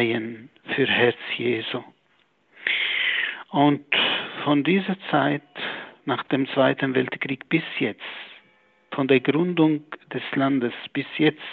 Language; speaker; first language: German; non-native, fluent; Arabic